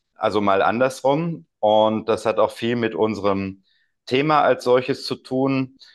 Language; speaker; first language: German; native; German